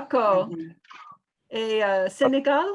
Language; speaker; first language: French; non-native, fluent; English